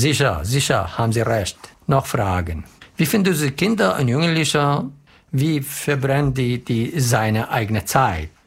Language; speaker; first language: German; non-native, learner; Arabic